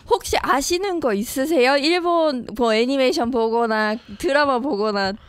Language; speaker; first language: Korean; non-native, fluent; Japanese